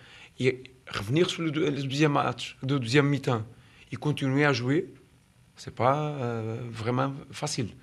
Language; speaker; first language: French; non-native, fluent; Portuguese